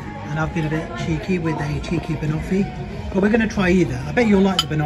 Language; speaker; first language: English; early bilingual, other home language; Hindi